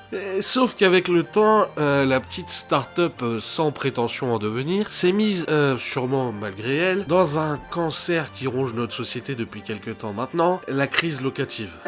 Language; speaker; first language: French; native; French